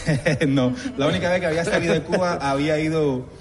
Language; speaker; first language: Spanish; native; Spanish